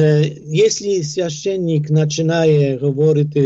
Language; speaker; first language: Polish; non-native, fluent; Ukrainian